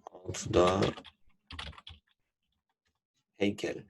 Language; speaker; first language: Turkish; non-native, fluent; Urdu